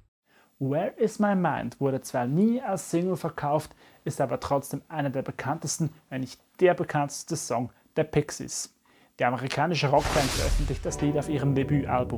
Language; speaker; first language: German; native; German